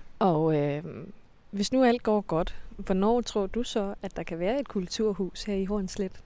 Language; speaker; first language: Danish; native; Danish